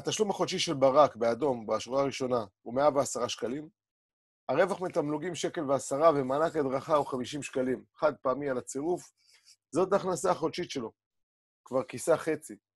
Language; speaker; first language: Hebrew; native; Hebrew